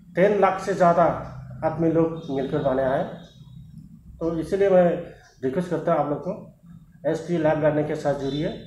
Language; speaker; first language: Hindi; non-native, local second language; Bodo